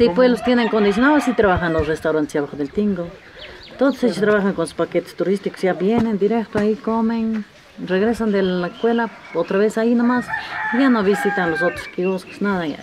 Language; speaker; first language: Spanish; native; Spanish